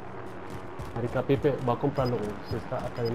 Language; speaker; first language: Spanish; native; Spanish